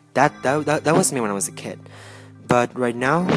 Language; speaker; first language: English; non-native, learner; Indonesian